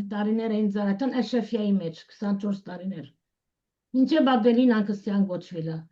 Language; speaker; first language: Armenian; early bilingual, heritage; Armenian